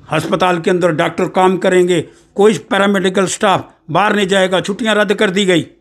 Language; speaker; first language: Hindi; non-native, local second language; Dogri